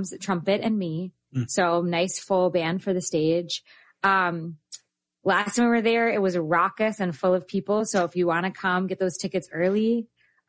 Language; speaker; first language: English; native; English